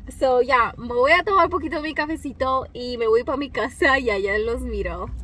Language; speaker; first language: Spanish; early bilingual, other home language; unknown